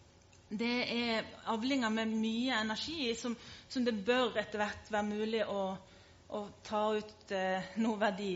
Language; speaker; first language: Norwegian; native; Norwegian